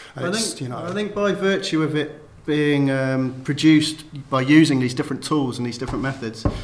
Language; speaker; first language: English; native; English